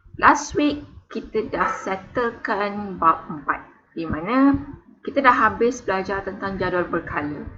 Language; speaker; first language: Malay; native; Malay